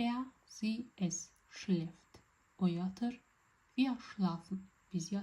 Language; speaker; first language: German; non-native, fluent; Azerbaijani